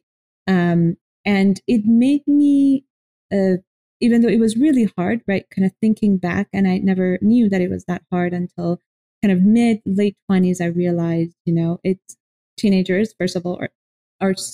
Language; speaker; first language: English; non-native, fluent; Persian